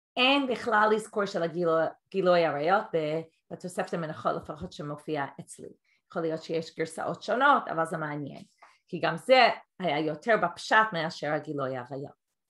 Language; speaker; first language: Hebrew; non-native, fluent; English